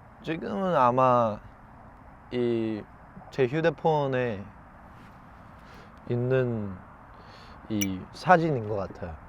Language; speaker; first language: Korean; non-native, fluent; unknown